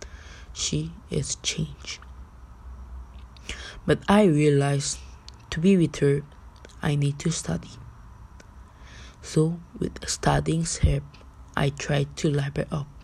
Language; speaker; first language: English; non-native, learner; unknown